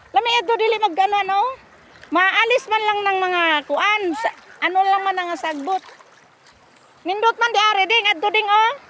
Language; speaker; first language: Filipino; native; Filipino